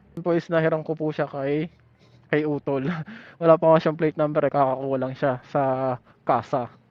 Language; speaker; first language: Filipino; native; Filipino